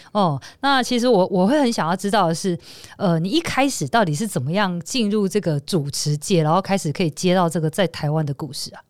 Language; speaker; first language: Chinese; native; Chinese